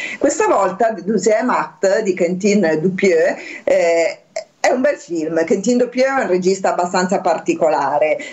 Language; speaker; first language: Italian; native; Italian